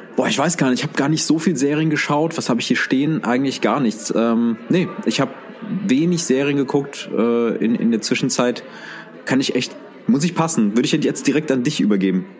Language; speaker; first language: German; early bilingual, other home language; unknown